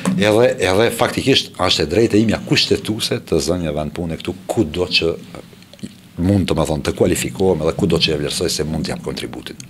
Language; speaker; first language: Albanian; early bilingual, heritage; Albanian